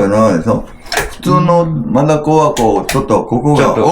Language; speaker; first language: Japanese; native; Japanese